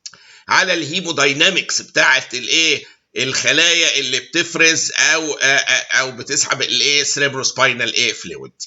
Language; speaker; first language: Arabic; native; Arabic